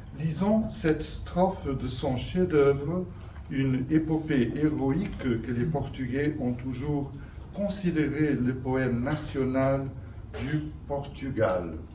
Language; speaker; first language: French; non-native, fluent; Portuguese